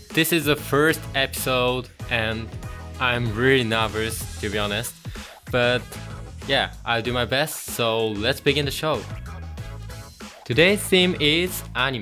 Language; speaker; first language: English; non-native, fluent; Japanese